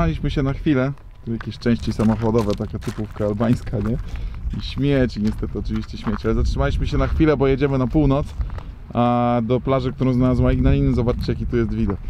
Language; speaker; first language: Polish; native; Polish